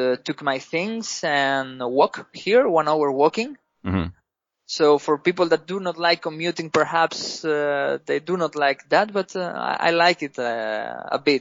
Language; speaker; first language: English; non-native, fluent; Spanish